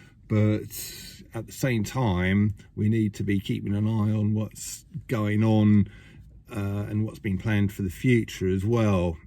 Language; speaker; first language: English; native; English